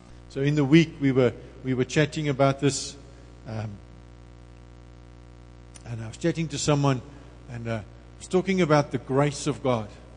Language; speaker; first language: English; non-native, local second language; Afrikaans